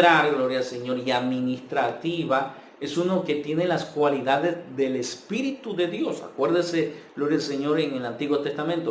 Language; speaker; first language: Spanish; native; Spanish